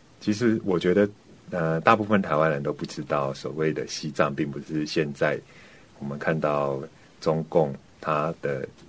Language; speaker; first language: Chinese; native; Chinese